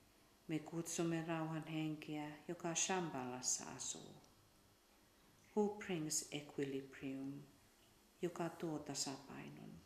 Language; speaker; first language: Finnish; native; Finnish